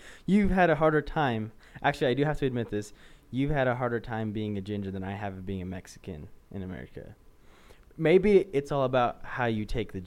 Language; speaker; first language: English; native; English